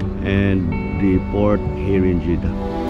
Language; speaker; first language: English; non-native, local second language; Filipino